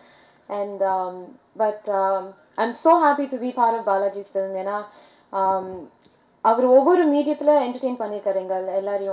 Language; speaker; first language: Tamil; early bilingual, heritage; English